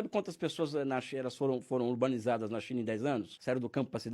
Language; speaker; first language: Portuguese; native; Portuguese